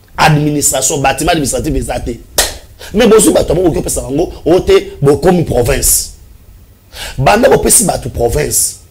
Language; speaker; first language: Lingala; non-native, local second language; Swahili